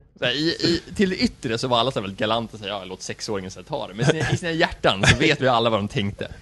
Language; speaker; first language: Swedish; native; Swedish